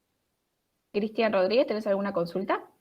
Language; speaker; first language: Spanish; native; Spanish